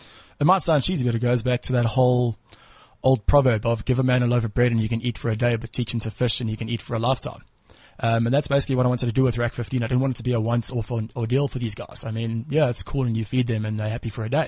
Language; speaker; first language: English; native; English